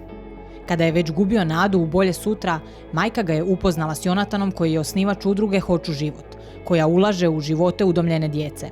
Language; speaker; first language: Croatian; native; Croatian